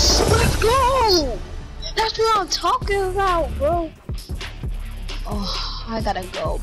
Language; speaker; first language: English; native; English